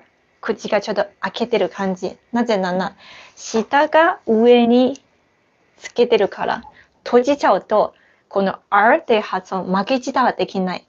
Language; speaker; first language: Japanese; non-native, fluent; Chinese